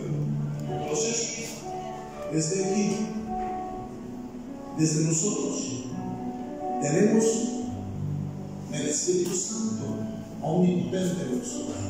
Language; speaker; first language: Spanish; non-native, fluent; Bulgarian